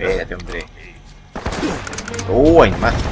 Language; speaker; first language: Spanish; native; Spanish